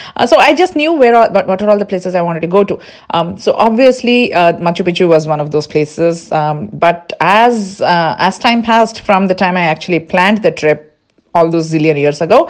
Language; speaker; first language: English; non-native, local second language; Tulu